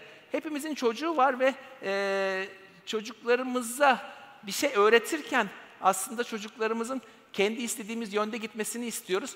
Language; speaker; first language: Turkish; native; Turkish